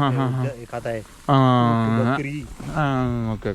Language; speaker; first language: Hindi; non-native, local second language; Malayalam